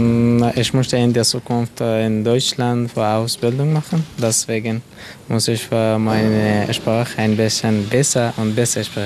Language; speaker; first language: German; non-native, learner; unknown